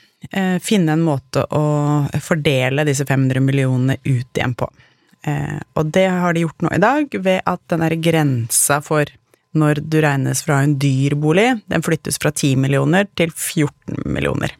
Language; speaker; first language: Norwegian; native; Norwegian